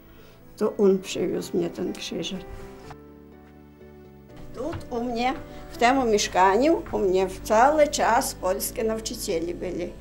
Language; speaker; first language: Ukrainian; native; Ukrainian